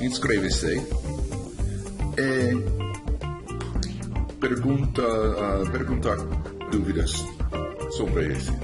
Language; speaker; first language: Portuguese; non-native, learner; English